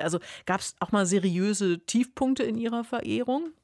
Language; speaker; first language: German; native; German